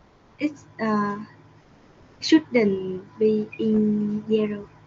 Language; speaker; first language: English; non-native, learner; Vietnamese